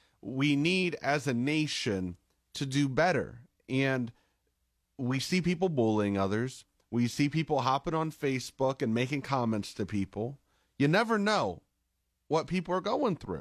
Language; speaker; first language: English; native; English